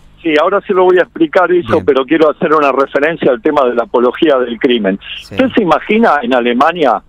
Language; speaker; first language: Spanish; native; Spanish